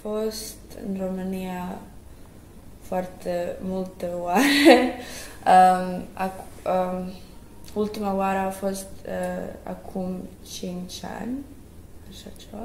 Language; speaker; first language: Romanian; early bilingual, heritage; Croatian